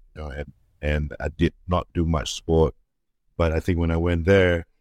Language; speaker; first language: English; early bilingual, other home language; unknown